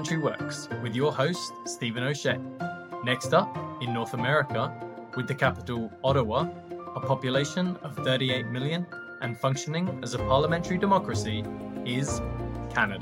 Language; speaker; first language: English; native; English